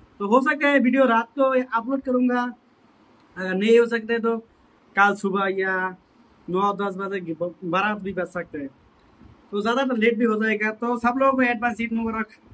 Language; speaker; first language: Hindi; non-native, local second language; Bangla